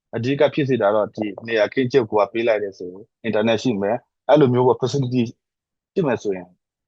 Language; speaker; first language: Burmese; non-native, local second language; S'gaw Karen